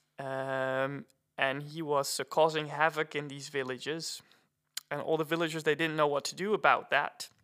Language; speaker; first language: English; non-native, fluent; Dutch